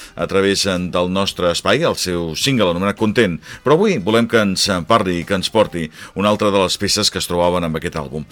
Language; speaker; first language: Catalan; native; Catalan